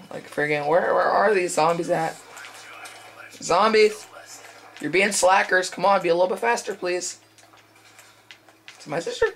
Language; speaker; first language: English; native; English